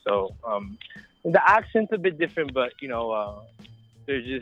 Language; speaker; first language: English; native; English